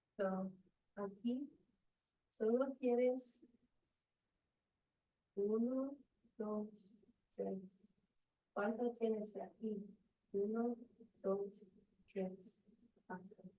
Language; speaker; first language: Spanish; non-native, learner; English